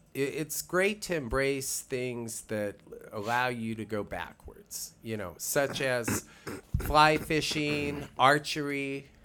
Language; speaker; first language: English; native; English